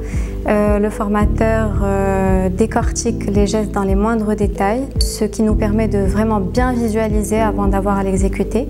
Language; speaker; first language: French; non-native, local second language; Arabic